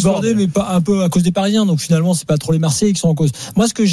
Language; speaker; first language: French; native; French